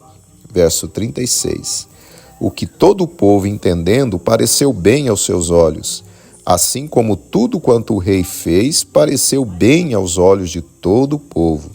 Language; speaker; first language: Portuguese; native; Portuguese